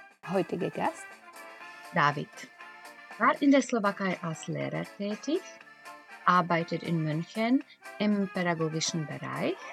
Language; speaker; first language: German; non-native, fluent; Slovak